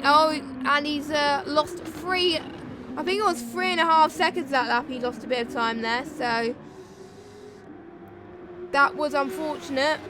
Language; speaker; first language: English; native; English